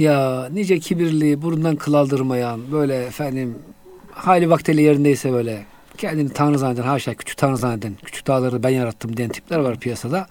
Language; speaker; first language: Turkish; native; Turkish